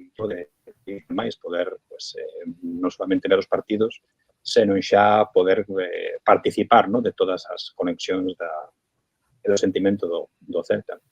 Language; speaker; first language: Galician; non-native, local second language; Spanish